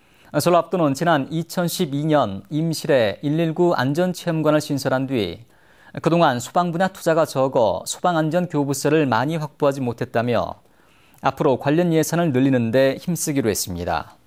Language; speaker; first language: Korean; native; Korean